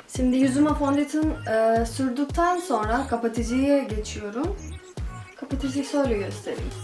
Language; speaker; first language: Turkish; non-native, fluent; Nepali